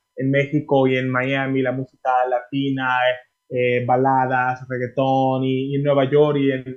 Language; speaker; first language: Spanish; early bilingual, heritage; Spanish